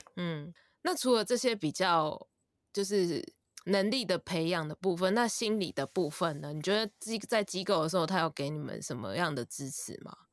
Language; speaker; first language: Chinese; native; Chinese